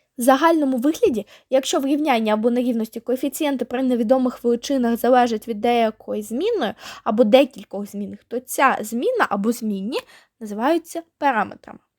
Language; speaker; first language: Ukrainian; native; Ukrainian